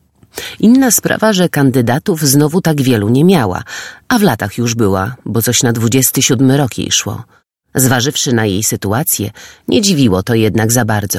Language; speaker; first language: Polish; native; Polish